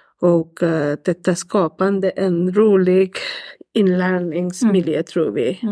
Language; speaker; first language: Swedish; non-native, learner; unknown